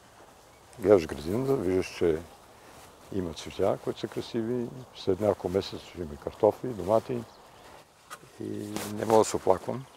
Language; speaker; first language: Bulgarian; early bilingual, heritage; Bulgarian